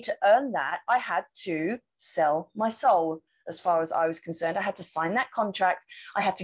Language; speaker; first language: English; native; English